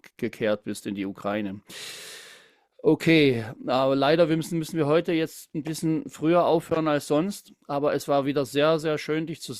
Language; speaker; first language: German; native; German